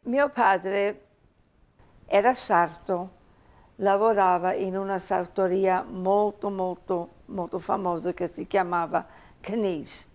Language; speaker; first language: Italian; early bilingual, heritage; English